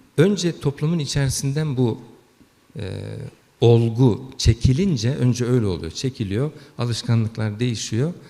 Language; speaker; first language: Turkish; early bilingual, heritage; Turkish